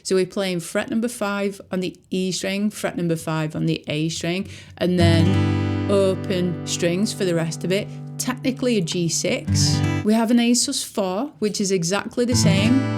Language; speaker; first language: English; native; English